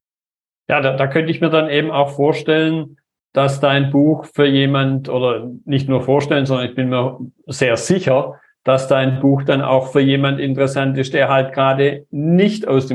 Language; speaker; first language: German; native; German